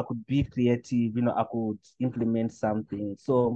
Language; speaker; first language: English; non-native, local second language; Shona